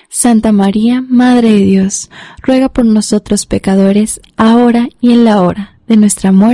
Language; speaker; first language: Spanish; native; Spanish